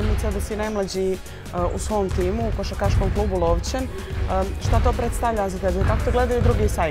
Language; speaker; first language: Bosnian; native; Bosnian